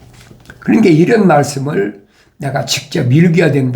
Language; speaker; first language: Korean; native; Korean